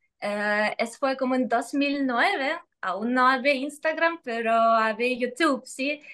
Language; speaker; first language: Spanish; non-native, fluent; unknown